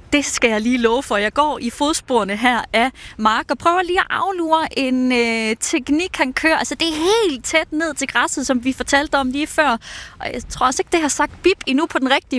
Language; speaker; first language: Danish; native; Danish